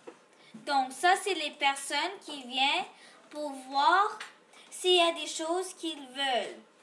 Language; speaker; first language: French; non-native, local second language; English